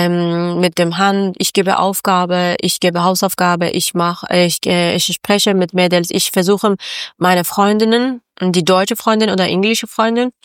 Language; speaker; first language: German; non-native, learner; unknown